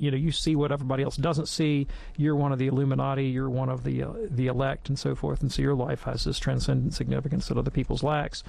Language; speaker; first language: English; native; English